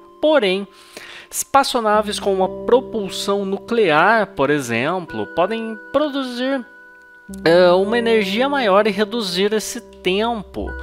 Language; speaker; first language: Portuguese; native; Portuguese